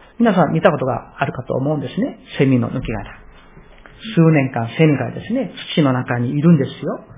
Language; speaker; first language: Japanese; non-native, fluent; Korean